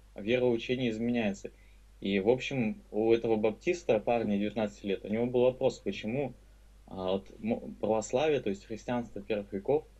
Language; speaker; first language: Russian; native; Russian